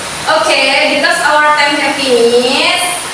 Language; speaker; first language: English; non-native, learner; Indonesian